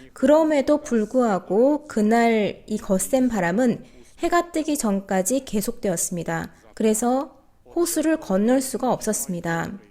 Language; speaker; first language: Korean; native; Korean